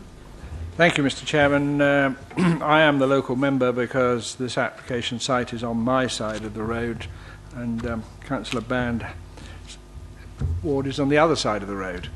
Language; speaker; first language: English; native; English